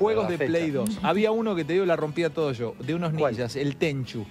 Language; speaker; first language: Spanish; native; Spanish